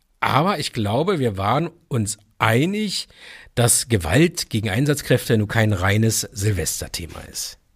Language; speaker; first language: German; native; German